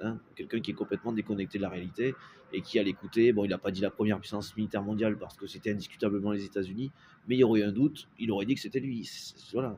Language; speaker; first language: French; native; French